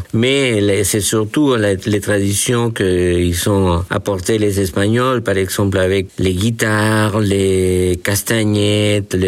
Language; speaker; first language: French; non-native, fluent; Spanish